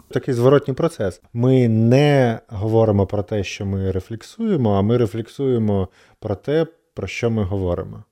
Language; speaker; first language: Ukrainian; native; Ukrainian